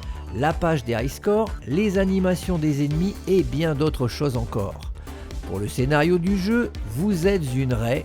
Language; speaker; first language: French; native; French